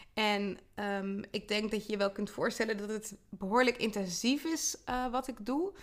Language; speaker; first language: Dutch; native; Dutch